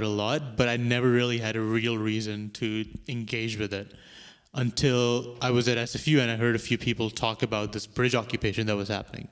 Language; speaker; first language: English; non-native, local second language; Urdu